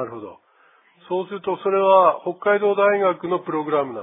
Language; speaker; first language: Japanese; native; Japanese